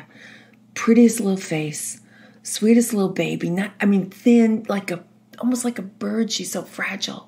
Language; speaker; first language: English; native; English